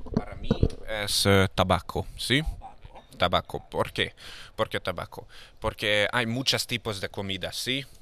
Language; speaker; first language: Spanish; non-native, learner; Hungarian